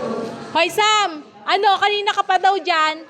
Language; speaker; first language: Filipino; native; Filipino